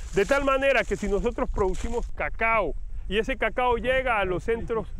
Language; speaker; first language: Spanish; native; Spanish